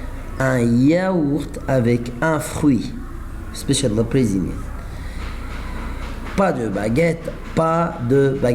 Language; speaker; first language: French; non-native, fluent; Arabic